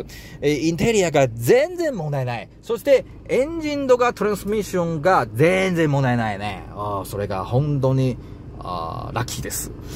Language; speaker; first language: Japanese; non-native, learner; Chinese